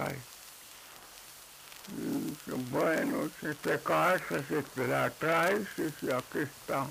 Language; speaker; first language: Spanish; non-native, local second language; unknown